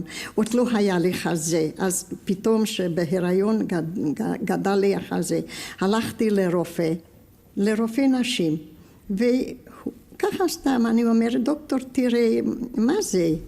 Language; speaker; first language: Hebrew; non-native, fluent; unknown